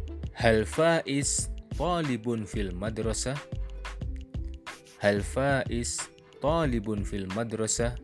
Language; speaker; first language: Arabic; non-native, fluent; Indonesian